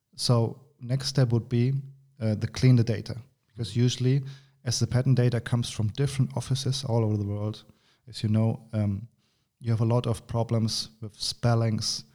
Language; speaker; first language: English; non-native, fluent; German